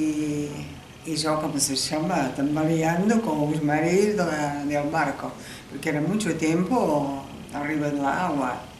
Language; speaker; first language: Portuguese; early bilingual, heritage; Spanish